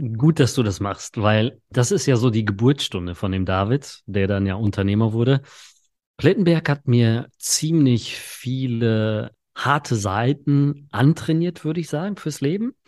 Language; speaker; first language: German; early bilingual, other home language; Polish